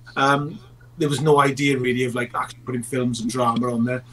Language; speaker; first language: English; native; English